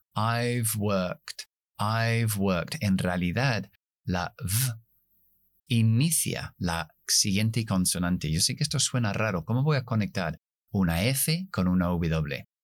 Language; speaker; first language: Spanish; non-native, fluent; English